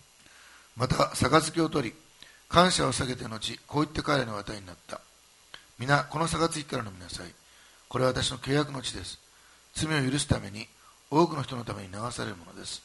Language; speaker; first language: Japanese; native; Japanese